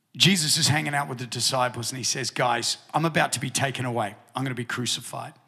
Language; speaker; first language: English; native; English